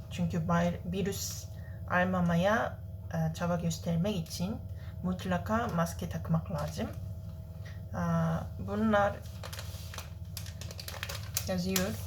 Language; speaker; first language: Turkish; non-native, learner; Korean